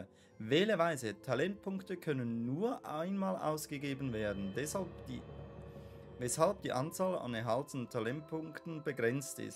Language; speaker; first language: German; native; German